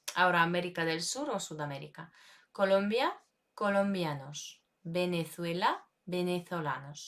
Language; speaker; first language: Spanish; non-native, fluent; Ukrainian